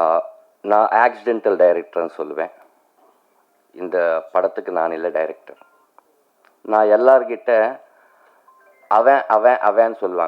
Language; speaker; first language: Tamil; non-native, local second language; Telugu